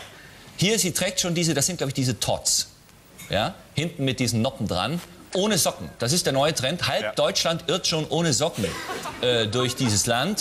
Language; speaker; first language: German; native; German